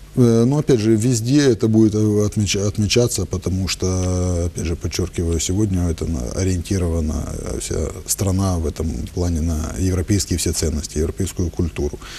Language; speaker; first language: Russian; native; Russian